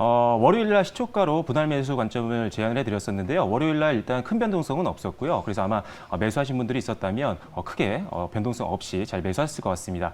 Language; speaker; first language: Korean; native; Korean